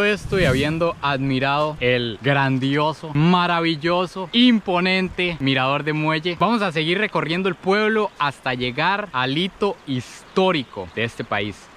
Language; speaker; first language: Spanish; native; Spanish